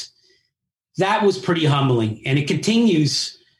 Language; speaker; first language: English; early bilingual, other home language; Italian